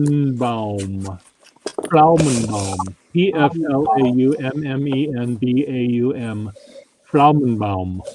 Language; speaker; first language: German; non-native, learner; English